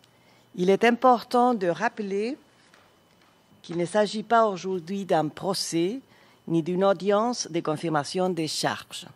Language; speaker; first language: French; non-native, fluent; Spanish